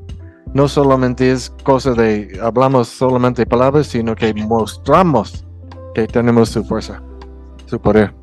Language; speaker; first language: Spanish; non-native, local second language; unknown